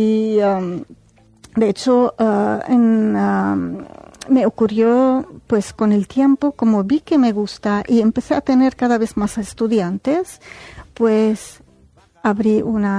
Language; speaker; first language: Spanish; non-native, fluent; Arabic